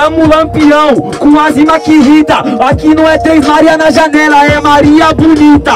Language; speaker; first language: Portuguese; native; Portuguese